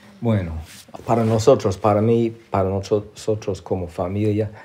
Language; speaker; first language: Spanish; non-native, learner; English